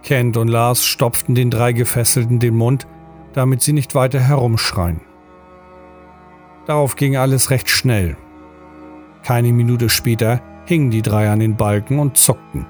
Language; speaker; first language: German; native; German